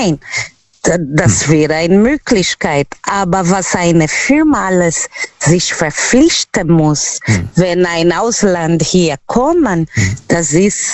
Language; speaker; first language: German; non-native, learner; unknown